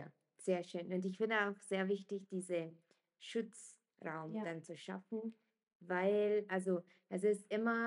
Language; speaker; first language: German; non-native, fluent; Italian